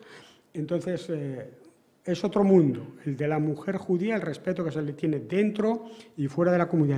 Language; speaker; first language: Spanish; native; Spanish